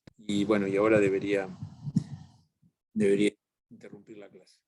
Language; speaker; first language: Spanish; native; Spanish